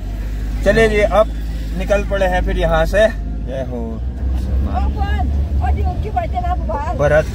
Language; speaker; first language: Hindi; native; Hindi